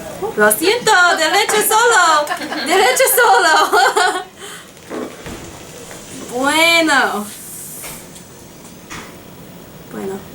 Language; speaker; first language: Spanish; non-native, learner; English